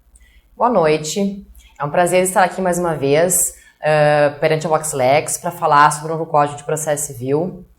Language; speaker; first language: Portuguese; native; Portuguese